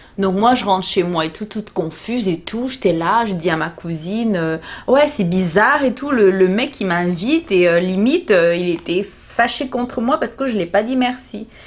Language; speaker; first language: French; native; French